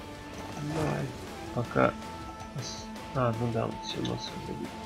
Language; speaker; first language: Russian; native; Russian